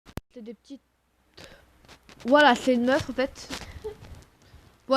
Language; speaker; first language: French; native; French